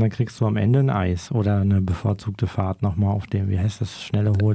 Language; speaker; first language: German; native; German